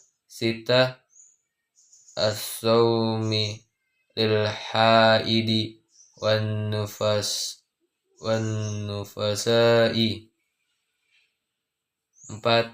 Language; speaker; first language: Arabic; non-native, learner; Indonesian